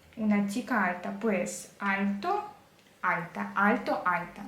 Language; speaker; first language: Spanish; non-native, fluent; Ukrainian